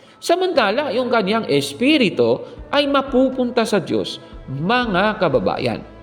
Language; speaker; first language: Filipino; native; Filipino